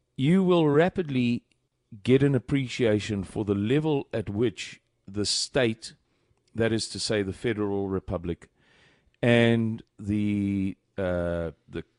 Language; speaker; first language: English; native; English